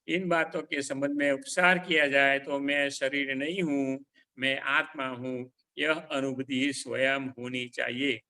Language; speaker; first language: Hindi; non-native, local second language; Gujarati